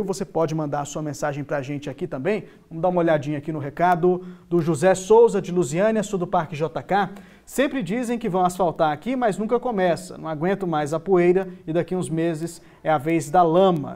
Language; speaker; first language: Portuguese; native; Portuguese